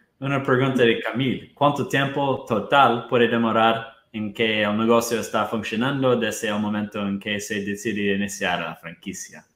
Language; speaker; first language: Spanish; non-native, fluent; Portuguese